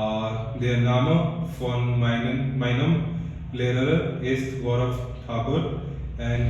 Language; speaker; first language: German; non-native, learner; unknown